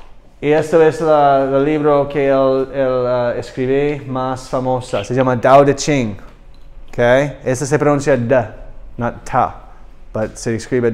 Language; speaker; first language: Spanish; non-native, learner; English